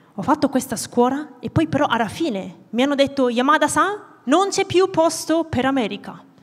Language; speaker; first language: Italian; native; Italian